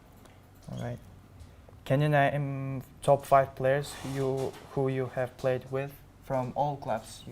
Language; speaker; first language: English; non-native, learner; Uzbek